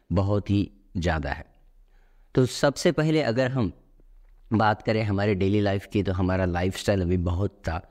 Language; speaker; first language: Hindi; non-native, local second language; Marathi